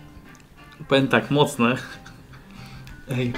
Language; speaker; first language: Polish; native; Polish